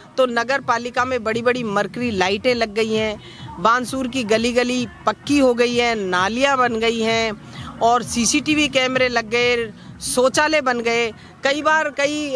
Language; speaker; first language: Hindi; native; Hindi